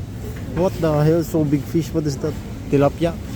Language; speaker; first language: English; non-native, learner; Filipino